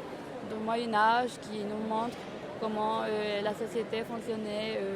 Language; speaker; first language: French; non-native, learner; Spanish